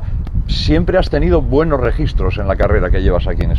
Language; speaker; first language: Spanish; native; Spanish